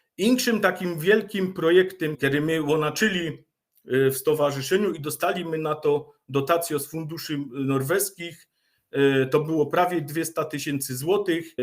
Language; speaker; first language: Polish; native; Polish